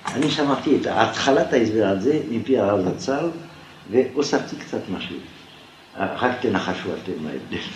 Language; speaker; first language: Hebrew; non-native, fluent; French